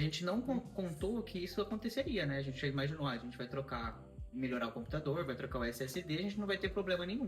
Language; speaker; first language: Portuguese; native; Portuguese